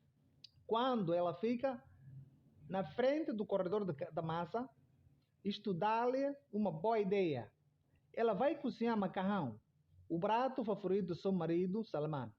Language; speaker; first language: Portuguese; non-native, fluent; Somali